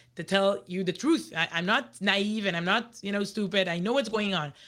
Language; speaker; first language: English; non-native, fluent; Hebrew